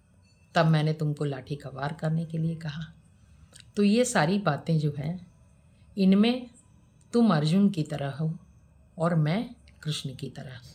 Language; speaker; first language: Hindi; native; Hindi